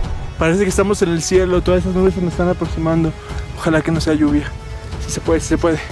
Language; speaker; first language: Spanish; native; Spanish